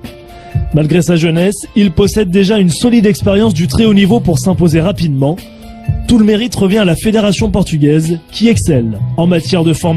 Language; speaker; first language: French; native; French